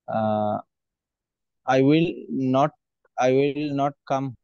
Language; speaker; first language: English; non-native, learner; Bangla